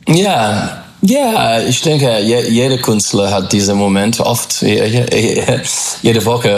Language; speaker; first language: German; non-native, fluent; English